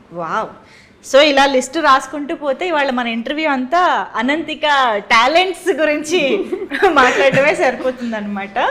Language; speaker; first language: Telugu; native; Telugu